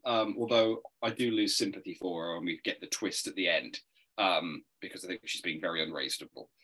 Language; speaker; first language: English; native; English